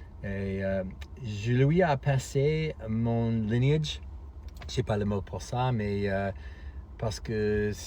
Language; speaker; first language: French; non-native, fluent; English